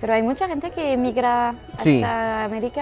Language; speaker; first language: Spanish; non-native, learner; French